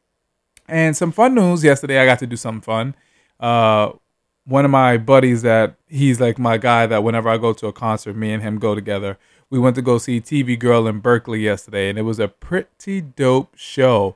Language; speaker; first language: English; native; English